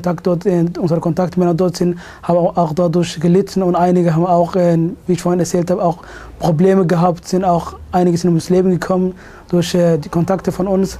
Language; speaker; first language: German; early bilingual, other home language; Somali